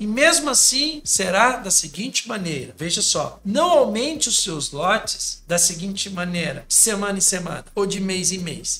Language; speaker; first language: Portuguese; native; Portuguese